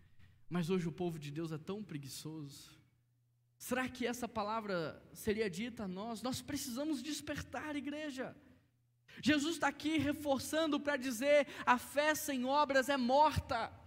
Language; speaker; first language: Portuguese; native; Portuguese